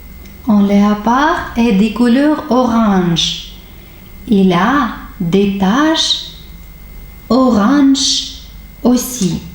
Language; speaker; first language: French; non-native, fluent; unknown